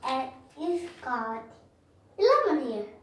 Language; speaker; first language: English; non-native, learner; Vietnamese